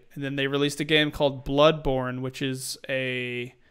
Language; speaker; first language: English; native; English